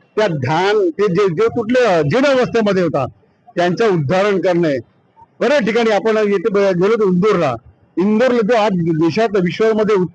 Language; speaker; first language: Marathi; non-native, local second language; Hindi